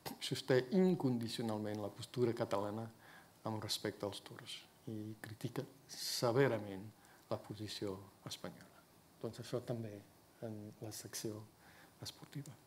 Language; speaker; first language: Catalan; non-native, fluent; English